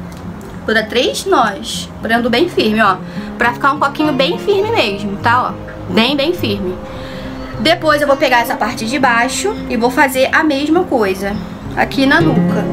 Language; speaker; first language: Portuguese; native; Portuguese